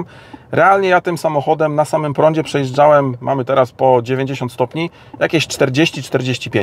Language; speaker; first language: Polish; native; Polish